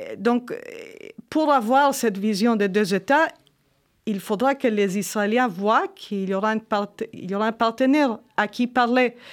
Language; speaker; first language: French; non-native, fluent; Hebrew